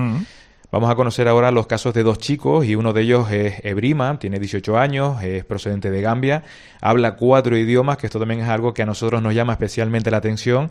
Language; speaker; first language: Spanish; native; Spanish